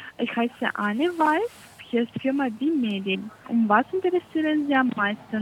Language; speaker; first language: German; non-native, learner; Spanish